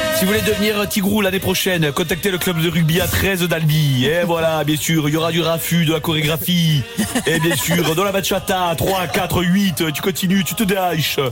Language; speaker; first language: French; native; French